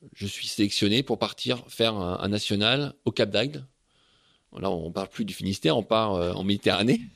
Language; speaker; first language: French; native; French